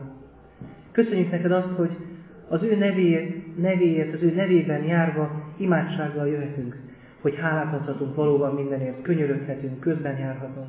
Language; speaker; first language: Hungarian; native; Hungarian